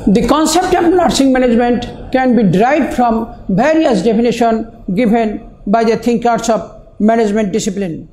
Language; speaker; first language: English; non-native, local second language; Bangla